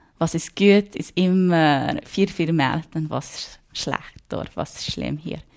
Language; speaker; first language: German; non-native, learner; English